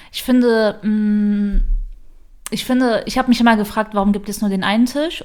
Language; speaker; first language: German; early bilingual, other home language; Turkish